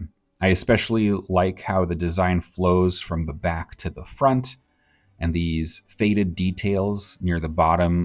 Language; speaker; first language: English; native; English